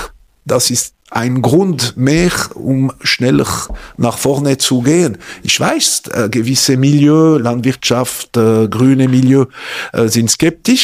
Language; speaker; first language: German; non-native, local second language; French